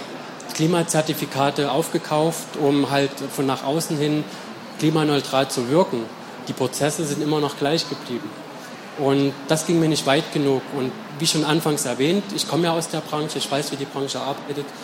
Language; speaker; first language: German; native; German